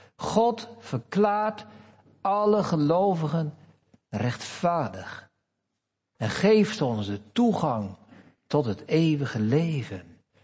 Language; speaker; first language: Dutch; native; Dutch